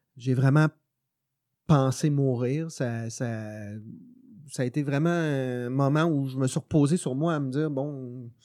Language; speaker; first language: French; native; French